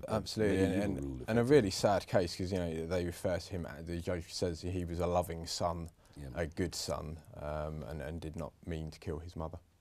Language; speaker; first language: English; native; English